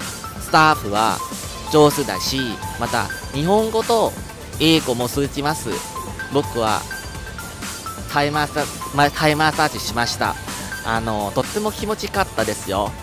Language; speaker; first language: Japanese; non-native, learner; Thai